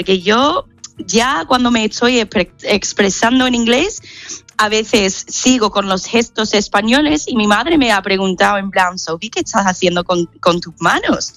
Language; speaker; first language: Spanish; non-native, fluent; English